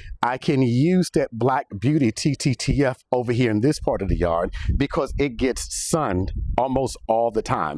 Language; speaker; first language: English; native; English